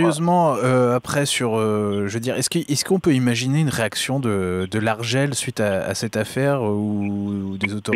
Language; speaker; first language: French; native; French